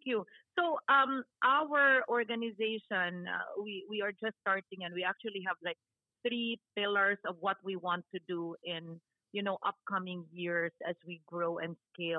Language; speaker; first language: English; non-native, local second language; Cebuano